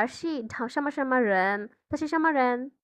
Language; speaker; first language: Chinese; non-native, fluent; Bangla